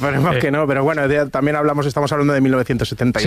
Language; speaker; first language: Spanish; native; Spanish